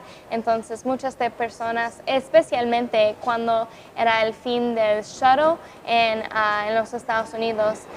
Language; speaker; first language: Spanish; non-native, fluent; English